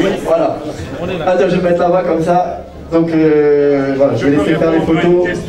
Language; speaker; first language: French; native; French